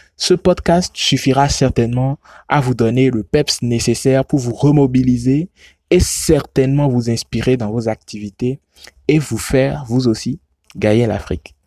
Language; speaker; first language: French; non-native, local second language; Yoruba